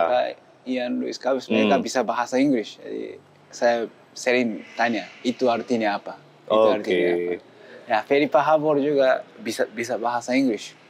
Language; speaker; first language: Indonesian; non-native, learner; Japanese